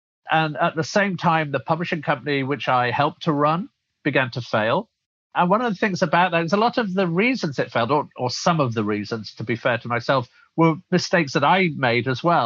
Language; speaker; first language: English; native; English